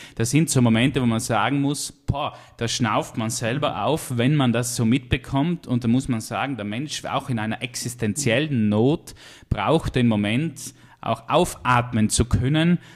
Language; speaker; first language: German; native; German